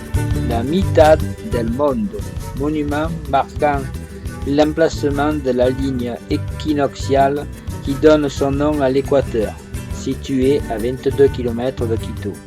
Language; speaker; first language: French; native; French